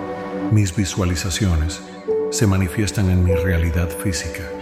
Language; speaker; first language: Spanish; native; Spanish